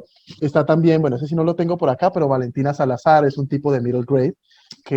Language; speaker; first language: Spanish; native; Spanish